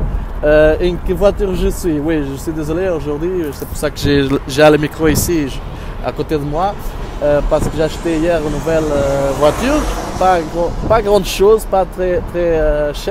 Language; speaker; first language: French; non-native, learner; Portuguese